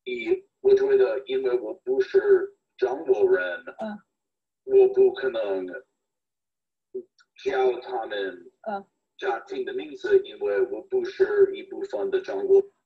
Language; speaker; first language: Chinese; non-native, fluent; English